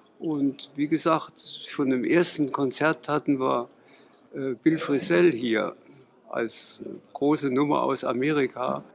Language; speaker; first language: German; native; German